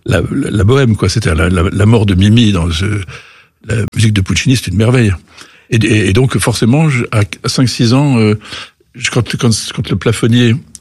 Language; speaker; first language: French; native; French